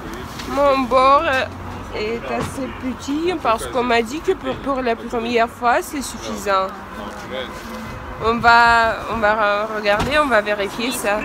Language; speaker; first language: French; non-native, fluent; Russian